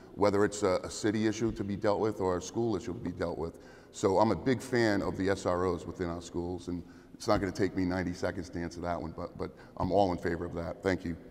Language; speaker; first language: English; native; English